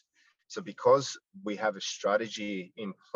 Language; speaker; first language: English; non-native, fluent; Greek